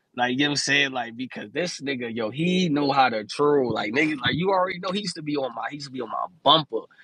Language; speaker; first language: English; native; English